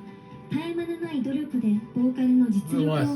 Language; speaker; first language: Japanese; native; Japanese